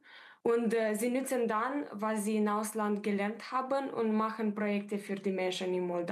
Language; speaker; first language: German; non-native, learner; Romanian